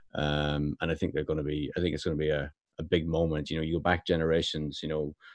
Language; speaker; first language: English; native; English